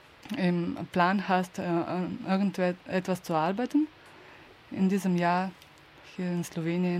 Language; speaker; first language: German; non-native, learner; Slovenian